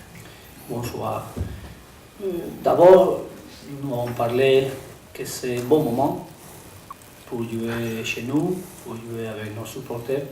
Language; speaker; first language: French; non-native, learner; Spanish